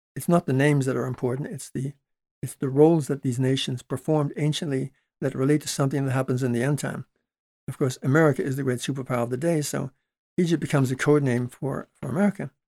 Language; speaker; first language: English; early bilingual, other home language; Dutch